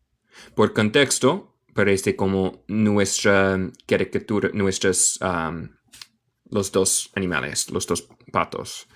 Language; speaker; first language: Spanish; non-native, learner; English